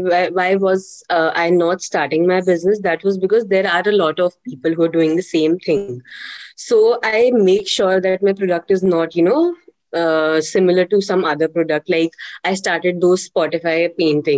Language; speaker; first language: English; non-native, local second language; Hindi